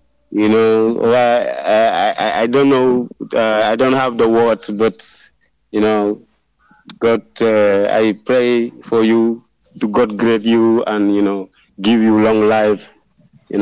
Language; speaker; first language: English; non-native, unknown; Wolof